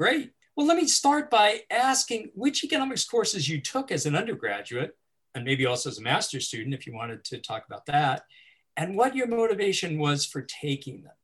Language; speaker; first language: English; native; English